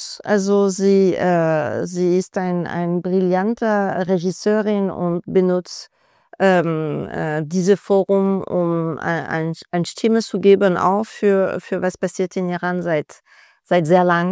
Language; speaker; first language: German; non-native, fluent; French